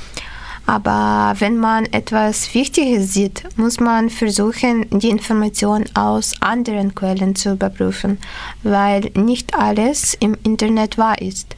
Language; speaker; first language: German; non-native, fluent; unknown